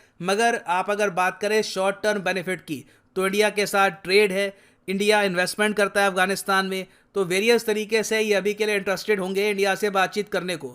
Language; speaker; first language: Hindi; native; Hindi